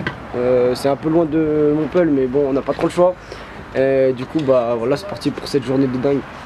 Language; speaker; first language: French; native; French